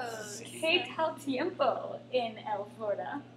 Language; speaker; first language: Spanish; non-native, learner; English